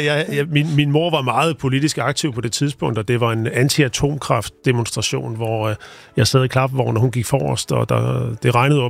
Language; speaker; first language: Danish; native; Danish